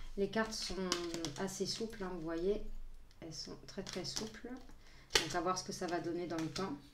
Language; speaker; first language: French; native; French